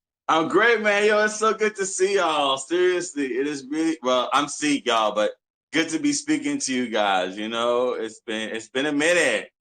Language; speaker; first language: English; native; English